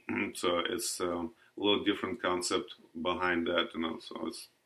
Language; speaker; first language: English; non-native, learner; Russian